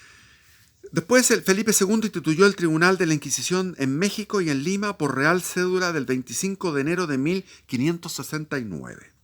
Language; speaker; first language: Spanish; native; Spanish